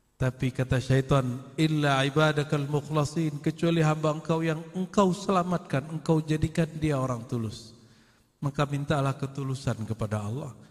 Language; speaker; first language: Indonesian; native; Indonesian